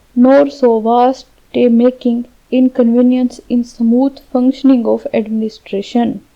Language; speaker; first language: English; non-native, local second language; Urdu